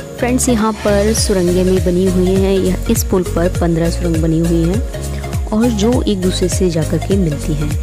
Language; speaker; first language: Hindi; native; Hindi